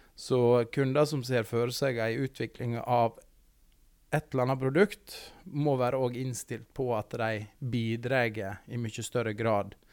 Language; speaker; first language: Norwegian; native; Norwegian